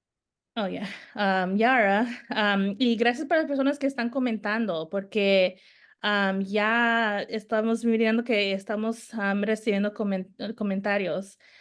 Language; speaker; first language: Spanish; early bilingual, heritage; Spanish